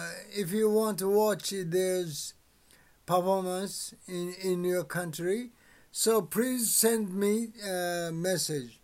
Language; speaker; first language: English; non-native, learner; Japanese